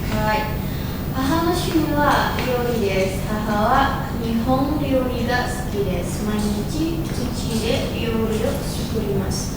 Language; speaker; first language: Japanese; non-native, learner; Indonesian